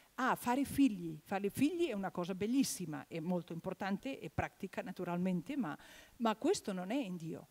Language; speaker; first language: Italian; non-native, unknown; Catalan